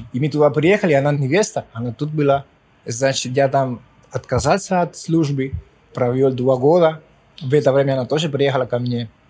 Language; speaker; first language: Russian; non-native, fluent; Spanish